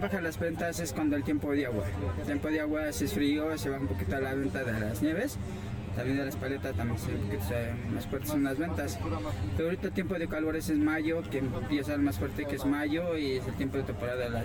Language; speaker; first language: Spanish; non-native, local second language; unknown